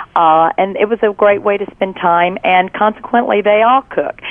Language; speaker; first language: English; native; English